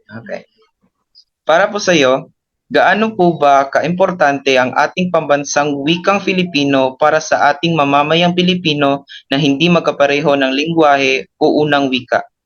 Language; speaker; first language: Filipino; non-native, local second language; Cebuano